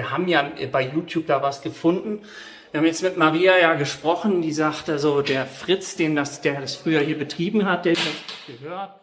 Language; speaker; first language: German; native; German